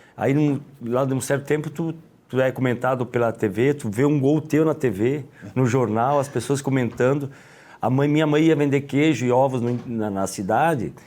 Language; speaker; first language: Portuguese; native; Portuguese